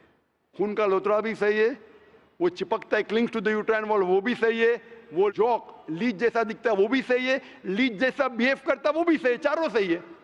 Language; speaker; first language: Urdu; non-native, local second language; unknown